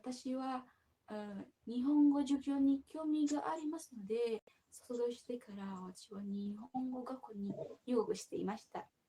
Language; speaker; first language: Japanese; non-native, learner; Indonesian